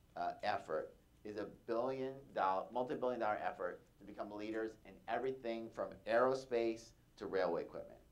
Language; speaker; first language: English; native; English